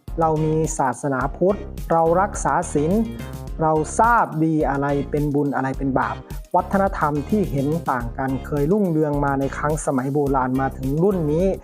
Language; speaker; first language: Thai; native; Thai